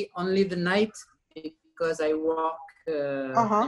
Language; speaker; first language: English; non-native, learner; French